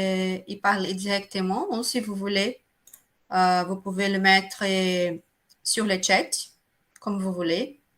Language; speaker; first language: French; non-native, fluent; Portuguese